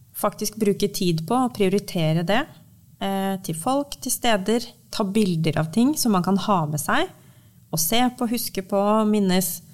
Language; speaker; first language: Norwegian; early bilingual, heritage; Norwegian